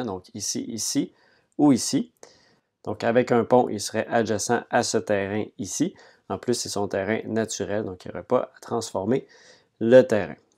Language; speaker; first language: French; native; French